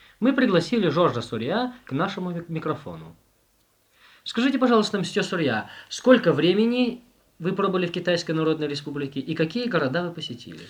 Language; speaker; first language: Russian; native; Russian